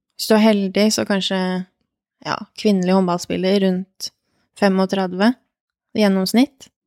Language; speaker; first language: Norwegian; early bilingual, other home language; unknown